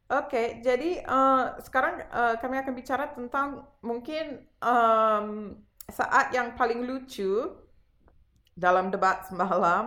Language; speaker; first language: Indonesian; non-native, fluent; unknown